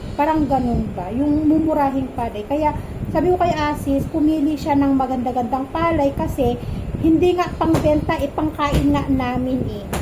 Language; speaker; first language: Filipino; non-native, local second language; Iloko